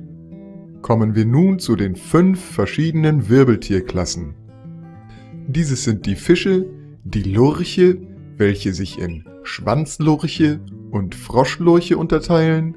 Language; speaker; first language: German; native; German